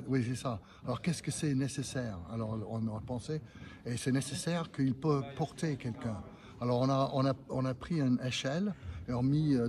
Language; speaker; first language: French; non-native, fluent; English